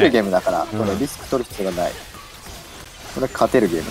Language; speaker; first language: Japanese; native; Japanese